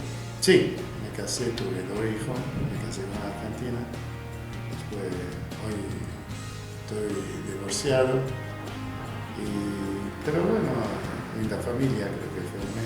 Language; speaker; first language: Spanish; non-native, fluent; Arabic